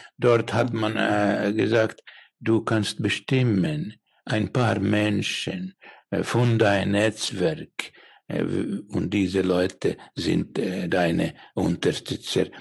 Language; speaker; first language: German; non-native, learner; Finnish